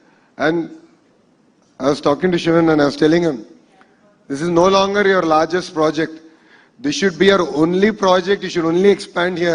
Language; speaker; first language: English; non-native, local second language; Telugu